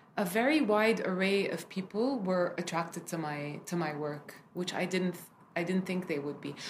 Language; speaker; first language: English; early bilingual, other home language; Arabic